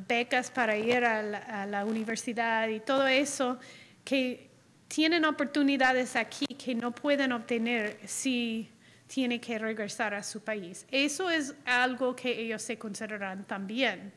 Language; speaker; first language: Spanish; non-native, fluent; English